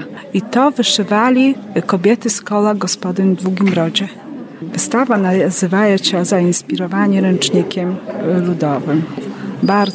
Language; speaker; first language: Polish; non-native, local second language; Ukrainian